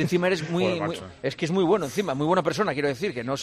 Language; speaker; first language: Spanish; native; Spanish